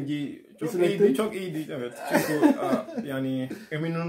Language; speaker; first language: Turkish; non-native, learner; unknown